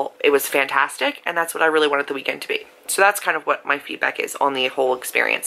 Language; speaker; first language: English; native; English